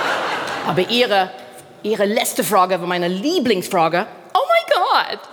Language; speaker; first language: German; non-native, fluent; English